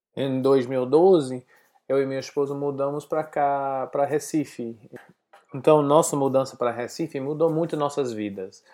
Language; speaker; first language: Portuguese; non-native, fluent; English